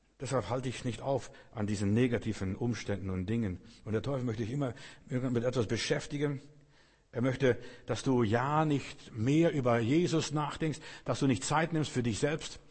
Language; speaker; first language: German; non-native, fluent; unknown